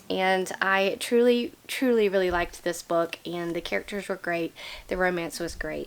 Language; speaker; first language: English; native; English